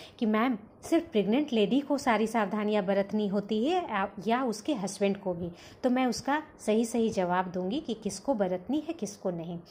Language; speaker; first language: Hindi; native; Hindi